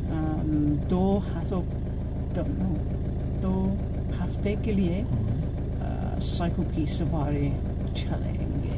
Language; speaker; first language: Hindi; non-native, learner; English